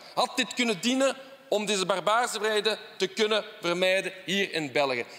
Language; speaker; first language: Dutch; non-native, local second language; French